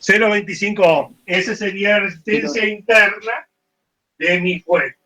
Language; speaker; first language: Spanish; native; Spanish